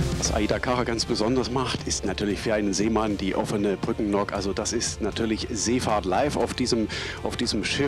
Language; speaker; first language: German; native; German